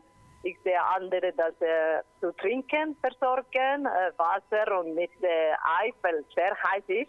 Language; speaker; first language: German; non-native, learner; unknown